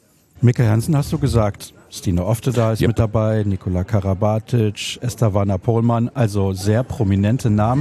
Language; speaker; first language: German; native; German